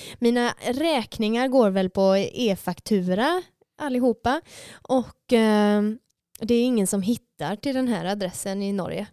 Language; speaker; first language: Swedish; native; Swedish